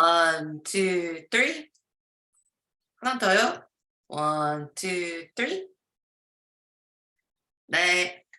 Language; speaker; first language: Korean; early bilingual, heritage; Korean